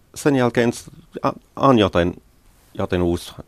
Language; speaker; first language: Finnish; non-native, learner; English